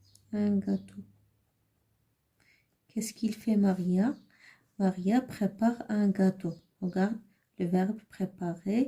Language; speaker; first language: French; non-native, learner; Arabic